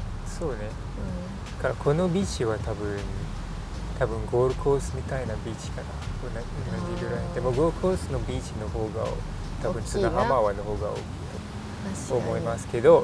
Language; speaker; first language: Japanese; non-native, learner; English